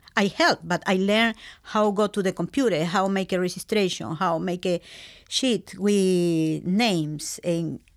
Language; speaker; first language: English; non-native, learner; Spanish